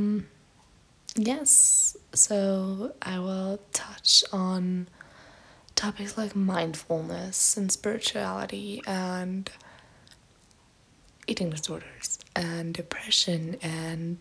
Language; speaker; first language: English; non-native, fluent; German